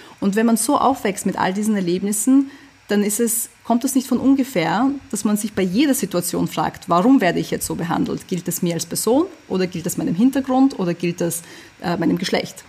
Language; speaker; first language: German; early bilingual, other home language; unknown